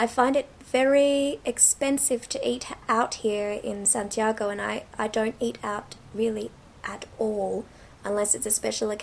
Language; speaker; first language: English; native; English